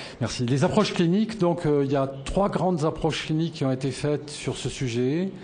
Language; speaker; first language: French; native; French